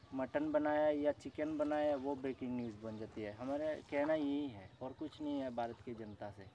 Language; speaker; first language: Hindi; non-native, local second language; Bangla